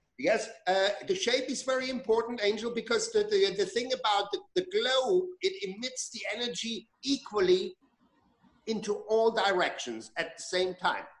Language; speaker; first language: English; non-native, fluent; German